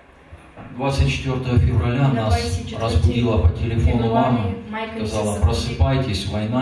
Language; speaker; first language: Russian; native; Russian